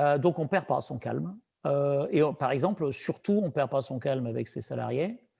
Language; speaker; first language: French; native; French